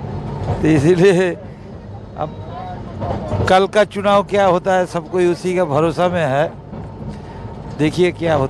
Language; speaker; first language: Hindi; non-native, local second language; Bangla